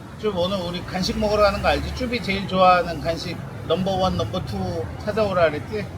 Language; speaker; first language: Korean; native; Korean